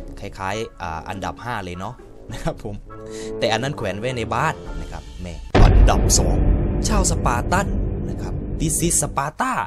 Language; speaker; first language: Thai; native; Thai